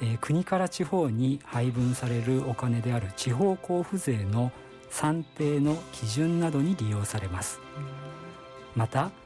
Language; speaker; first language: Japanese; native; Japanese